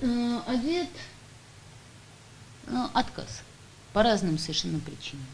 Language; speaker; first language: Russian; native; Russian